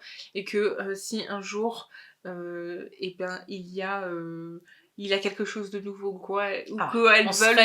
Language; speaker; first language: French; native; French